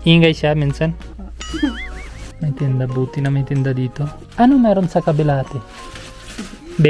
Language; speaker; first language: Filipino; non-native, learner; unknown